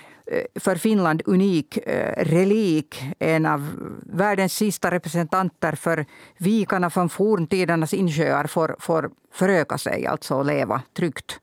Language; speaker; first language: Swedish; native; Swedish